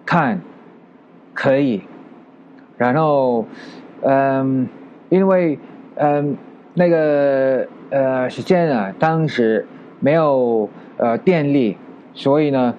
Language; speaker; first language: Chinese; non-native, learner; Filipino